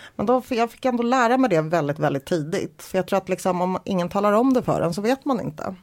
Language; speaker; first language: Swedish; early bilingual, other home language; Polish